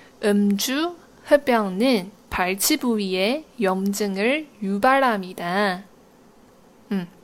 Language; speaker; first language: Korean; non-native, fluent; Chinese